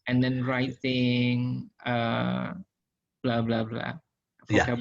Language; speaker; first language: English; non-native, learner; Indonesian